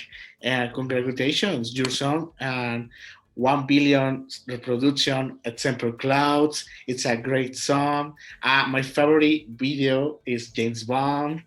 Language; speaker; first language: English; non-native, learner; Spanish